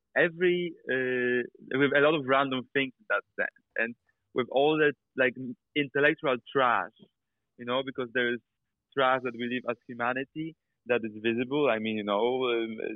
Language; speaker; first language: English; non-native, fluent; Polish